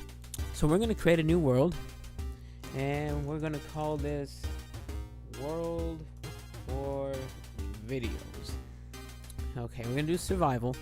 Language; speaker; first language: English; native; English